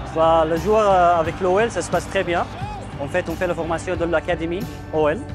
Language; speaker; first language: French; non-native, learner; Arabic